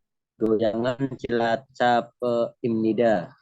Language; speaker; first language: Korean; non-native, learner; Indonesian